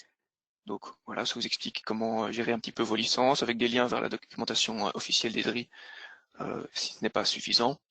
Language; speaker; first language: French; native; French